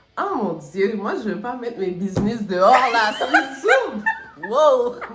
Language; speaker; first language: French; early bilingual, other home language; Haitian Creole